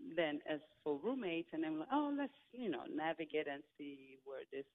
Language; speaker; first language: English; non-native, fluent; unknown